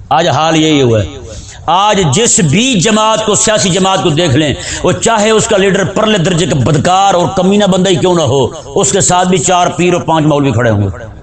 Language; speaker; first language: Urdu; native; Urdu